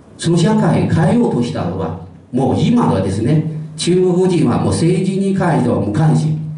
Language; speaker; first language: Japanese; non-native, fluent; Chinese